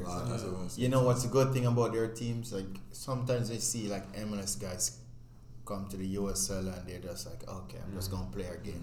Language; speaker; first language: English; non-native, local second language; Jamaican Creole English